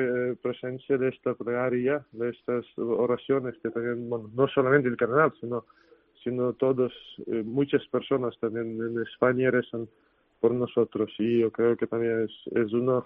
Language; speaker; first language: Spanish; non-native, fluent; Ukrainian